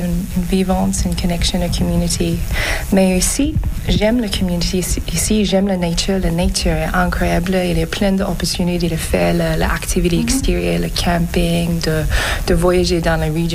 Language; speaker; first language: French; non-native, learner; English